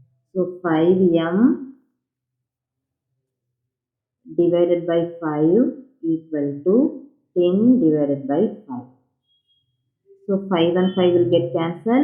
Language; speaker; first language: English; non-native, local second language; Tamil